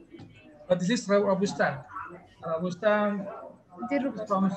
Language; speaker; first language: English; non-native, learner; Indonesian